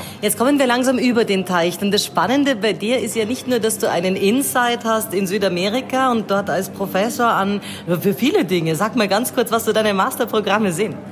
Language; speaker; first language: German; native; German